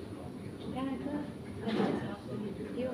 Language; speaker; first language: Indonesian; non-native, local second language; Minangkabau